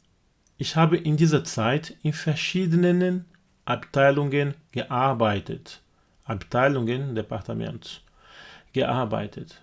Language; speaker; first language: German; non-native, fluent; Portuguese